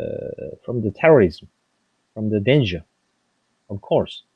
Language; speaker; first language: English; non-native, fluent; French